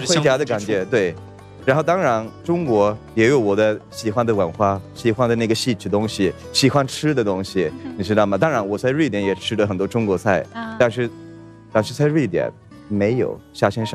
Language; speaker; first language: Chinese; non-native, fluent; Swedish